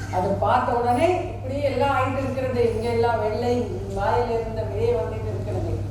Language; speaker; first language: Tamil; non-native, fluent; Marathi